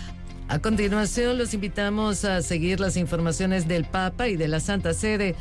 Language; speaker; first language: Spanish; native; Spanish